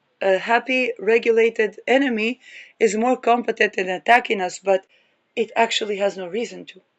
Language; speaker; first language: English; non-native, fluent; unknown